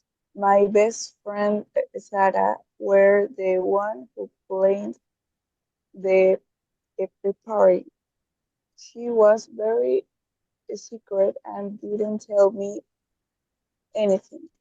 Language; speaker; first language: English; non-native, learner; Spanish